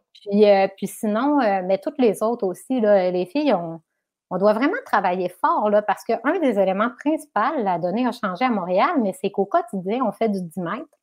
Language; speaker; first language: French; native; French